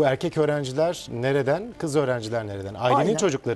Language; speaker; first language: Turkish; native; Turkish